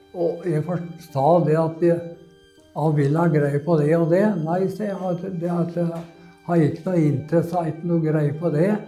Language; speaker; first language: Norwegian; native; Norwegian